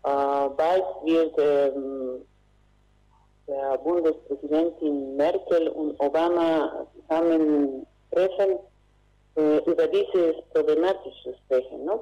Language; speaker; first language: German; non-native, fluent; Spanish